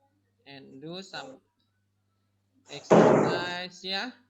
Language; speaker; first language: English; non-native, learner; Indonesian